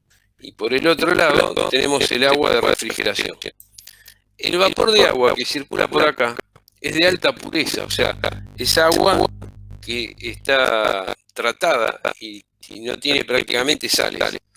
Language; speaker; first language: Spanish; native; Spanish